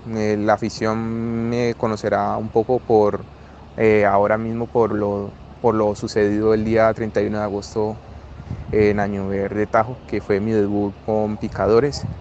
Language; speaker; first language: Spanish; native; Spanish